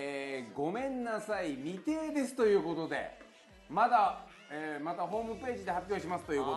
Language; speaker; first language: Japanese; native; Japanese